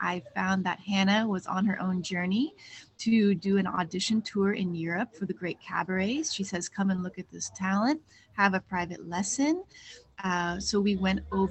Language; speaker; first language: English; native; English